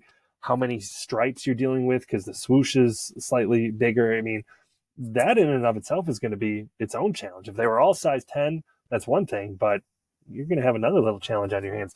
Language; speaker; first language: English; native; English